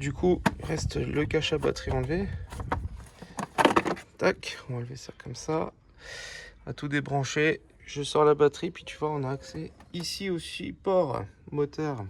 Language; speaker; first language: French; native; French